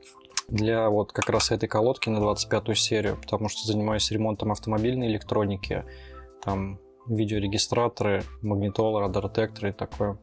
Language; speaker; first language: Russian; native; Russian